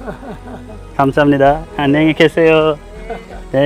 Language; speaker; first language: Korean; non-native, learner; Bangla